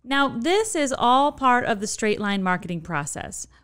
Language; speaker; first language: English; native; English